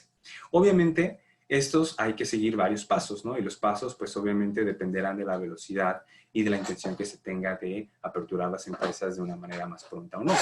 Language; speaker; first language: Spanish; native; Spanish